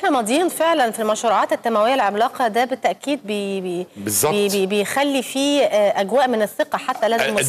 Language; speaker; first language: Arabic; native; Arabic